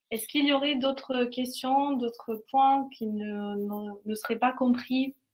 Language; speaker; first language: French; native; French